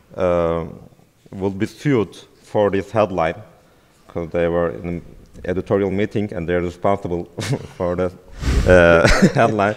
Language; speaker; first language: English; non-native, fluent; Turkish